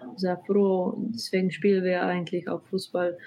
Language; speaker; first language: German; non-native, fluent; Slovenian